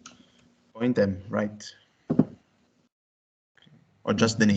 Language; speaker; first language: English; non-native, learner; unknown